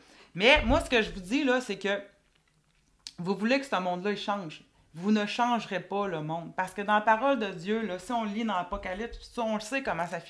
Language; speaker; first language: French; native; French